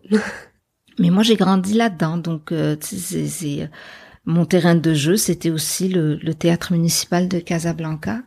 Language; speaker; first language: French; non-native, local second language; Arabic